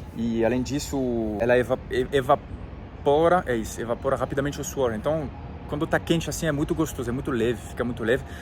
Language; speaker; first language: Portuguese; non-native, fluent; French